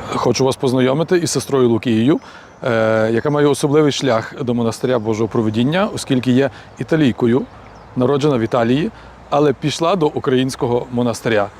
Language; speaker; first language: Ukrainian; native; Ukrainian